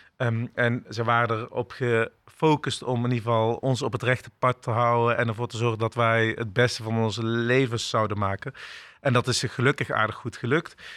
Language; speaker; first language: Dutch; early bilingual, other home language; Turkish